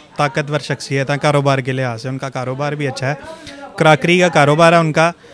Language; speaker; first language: Urdu; non-native, local second language; Punjabi